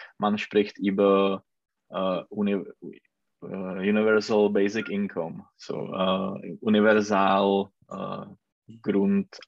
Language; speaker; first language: German; non-native, learner; Czech